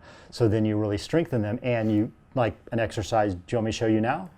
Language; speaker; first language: English; native; English